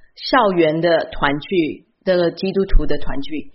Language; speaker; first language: Chinese; early bilingual, heritage; Chinese